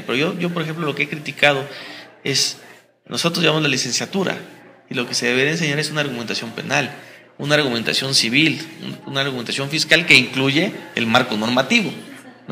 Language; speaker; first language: Spanish; native; Spanish